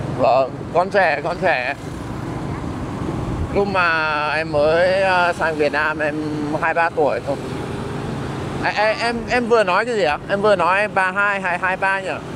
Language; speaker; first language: Vietnamese; non-native, fluent; English